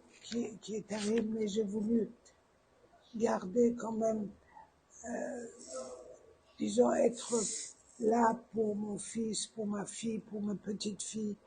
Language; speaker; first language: French; non-native, fluent; Persian